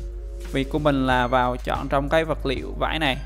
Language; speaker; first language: Vietnamese; native; Vietnamese